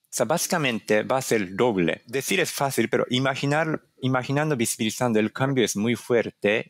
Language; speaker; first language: Spanish; non-native, fluent; Japanese